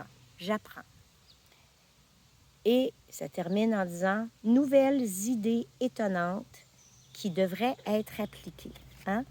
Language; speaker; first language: French; native; French